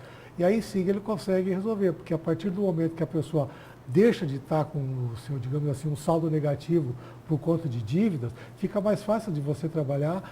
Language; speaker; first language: Portuguese; native; Portuguese